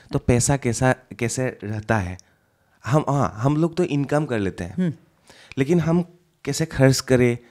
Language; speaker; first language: Hindi; non-native, local second language; Assamese